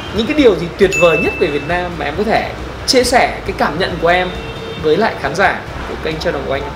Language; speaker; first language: Vietnamese; native; Vietnamese